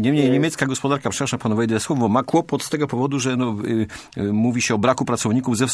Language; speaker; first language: Polish; native; Polish